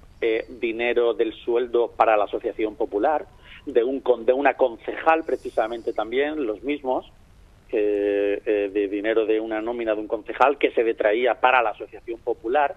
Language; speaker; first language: Spanish; native; Spanish